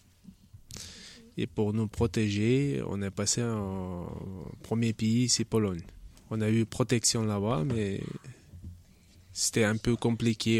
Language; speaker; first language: French; non-native, learner; Chechen